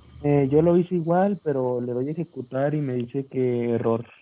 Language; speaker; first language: Spanish; native; Spanish